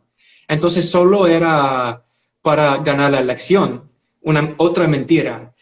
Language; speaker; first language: Spanish; non-native, fluent; English